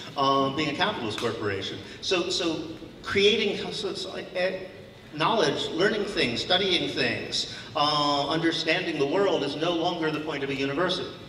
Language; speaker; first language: English; native; English